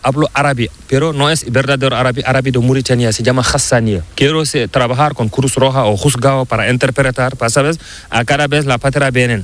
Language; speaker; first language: Spanish; non-native, learner; Fula